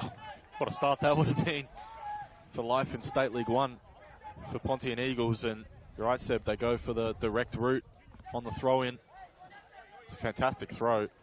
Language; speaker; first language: English; native; English